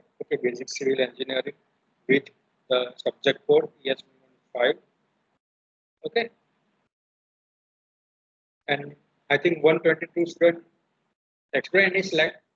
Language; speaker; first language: English; non-native, local second language; Gujarati